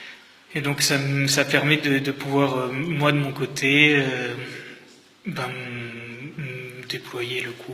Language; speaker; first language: French; native; French